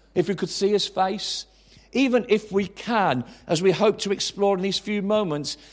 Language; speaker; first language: English; native; English